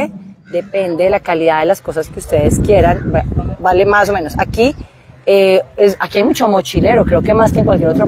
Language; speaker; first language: Spanish; native; Spanish